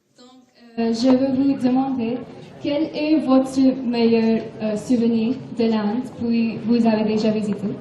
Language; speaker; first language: French; non-native, learner; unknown